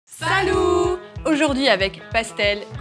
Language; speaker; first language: French; native; French